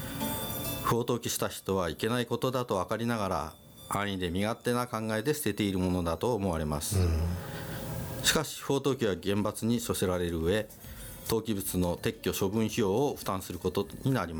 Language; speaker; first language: Japanese; native; Japanese